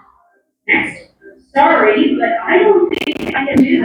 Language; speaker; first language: English; non-native, fluent; Indonesian